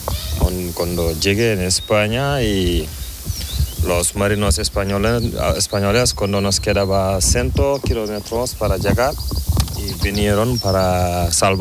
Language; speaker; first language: Spanish; non-native, learner; Fula